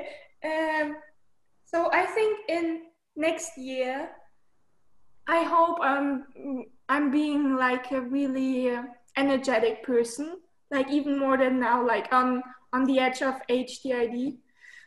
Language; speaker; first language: English; non-native, fluent; German